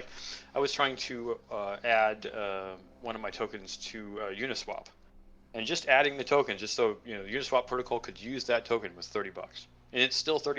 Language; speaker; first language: English; native; English